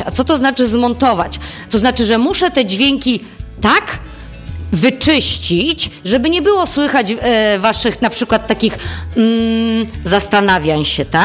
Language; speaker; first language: Polish; native; Polish